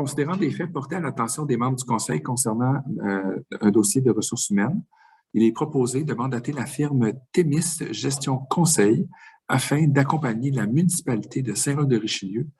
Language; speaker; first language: French; native; French